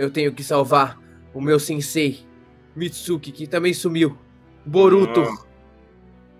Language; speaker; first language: Portuguese; native; Portuguese